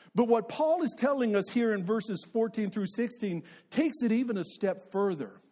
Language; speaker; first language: English; native; English